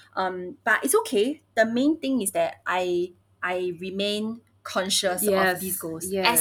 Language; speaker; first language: English; early bilingual, other home language; Chinese